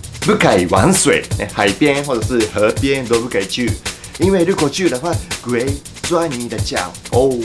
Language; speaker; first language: Chinese; non-native, fluent; Japanese